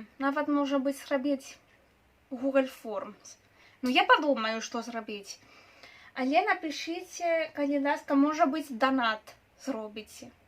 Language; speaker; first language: Belarusian; non-native, local second language; Russian